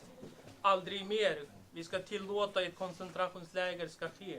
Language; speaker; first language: Swedish; non-native, learner; Uyghur